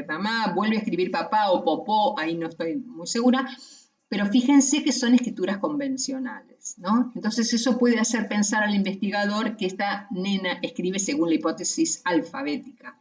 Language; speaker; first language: Spanish; native; Spanish